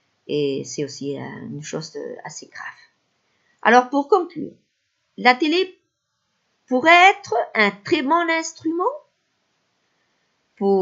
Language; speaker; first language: French; non-native, fluent; Spanish